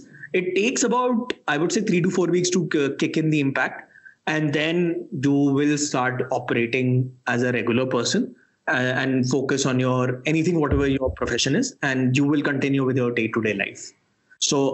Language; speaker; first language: English; non-native, local second language; Hindi